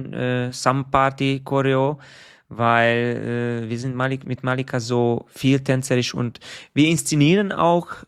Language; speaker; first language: German; non-native, fluent; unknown